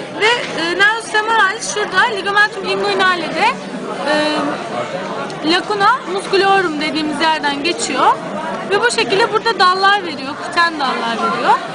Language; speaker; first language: Turkish; native; Turkish